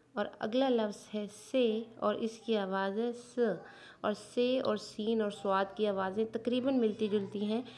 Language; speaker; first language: Urdu; native; Urdu